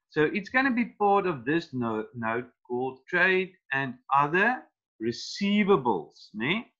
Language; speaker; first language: English; non-native, local second language; Afrikaans